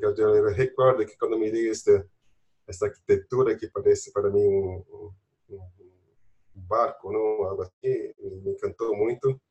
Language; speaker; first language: Spanish; non-native, learner; Portuguese